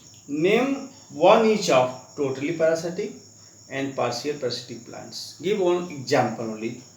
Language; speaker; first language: English; non-native, local second language; Hindi